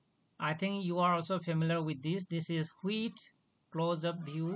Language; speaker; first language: English; non-native, local second language; Manipuri